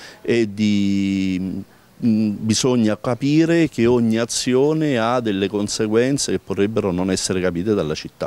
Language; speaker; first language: Italian; native; Italian